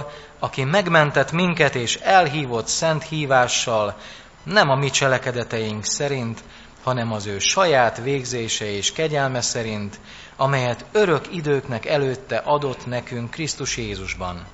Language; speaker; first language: Hungarian; native; Hungarian